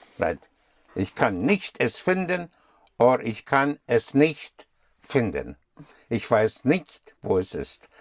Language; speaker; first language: German; non-native, fluent; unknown